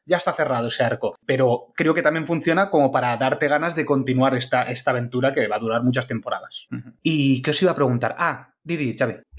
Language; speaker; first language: Spanish; native; Spanish